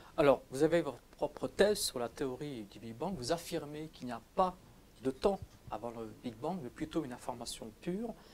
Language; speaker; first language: French; native; French